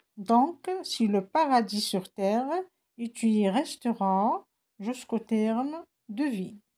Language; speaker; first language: French; non-native, local second language; Arabic